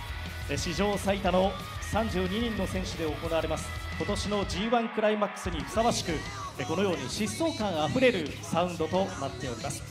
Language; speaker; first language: Japanese; native; Japanese